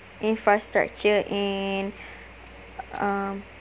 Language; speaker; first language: English; non-native, learner; Malay